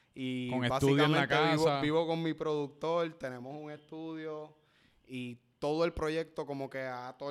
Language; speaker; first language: Spanish; native; Spanish